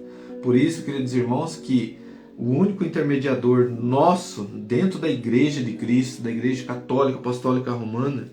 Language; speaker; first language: Portuguese; native; Portuguese